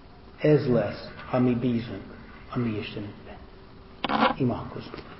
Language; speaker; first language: Hungarian; non-native, learner; English